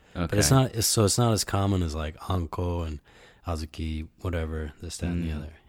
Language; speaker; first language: English; native; English